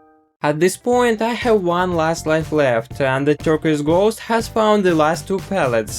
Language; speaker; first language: English; non-native, fluent; Russian